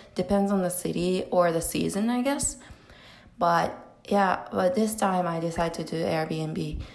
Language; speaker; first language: English; non-native, fluent; Japanese